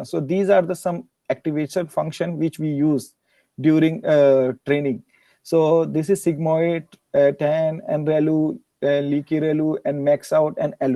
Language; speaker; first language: English; non-native, learner; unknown